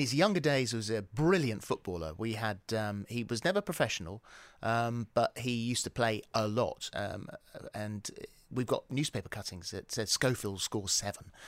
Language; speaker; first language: English; native; English